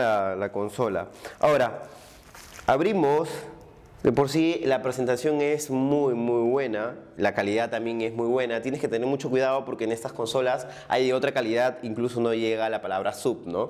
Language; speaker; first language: Spanish; native; Spanish